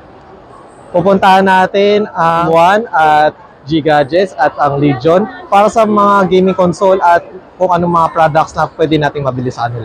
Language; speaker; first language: Filipino; native; Filipino